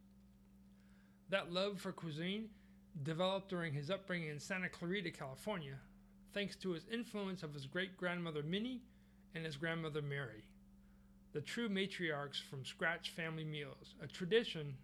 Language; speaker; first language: English; native; English